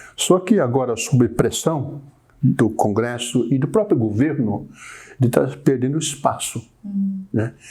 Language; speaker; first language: Portuguese; early bilingual, other home language; Chinese